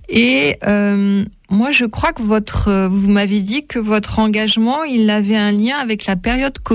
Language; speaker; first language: French; native; French